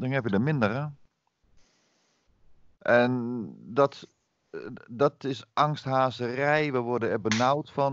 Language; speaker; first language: Dutch; native; Dutch